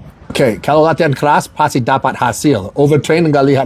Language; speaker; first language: Indonesian; non-native, learner; English